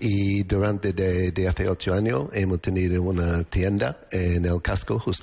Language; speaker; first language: Spanish; non-native, learner; English